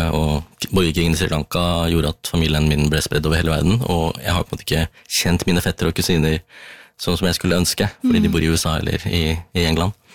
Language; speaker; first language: Norwegian; early bilingual, other home language; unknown